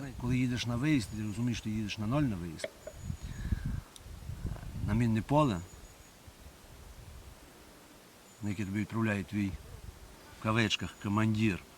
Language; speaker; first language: Ukrainian; native; Ukrainian